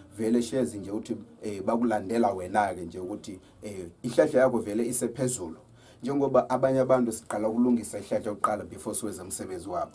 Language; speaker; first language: Zulu; native; Zulu